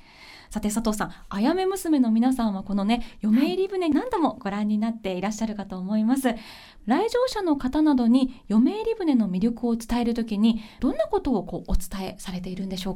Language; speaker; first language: Japanese; native; Japanese